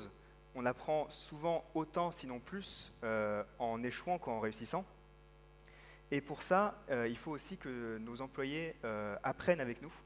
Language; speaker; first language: French; native; French